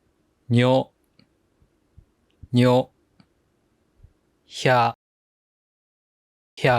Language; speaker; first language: Japanese; native; Japanese